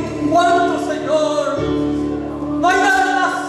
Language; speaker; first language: Spanish; native; Spanish